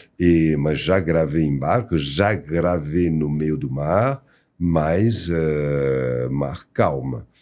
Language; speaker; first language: Portuguese; non-native, fluent; French